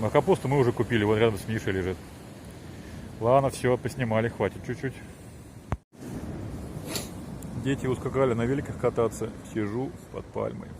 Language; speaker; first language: Russian; native; Russian